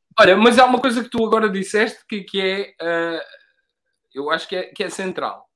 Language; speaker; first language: Portuguese; native; Portuguese